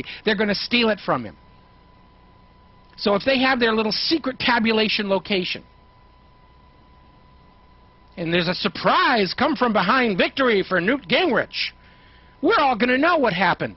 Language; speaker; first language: English; native; English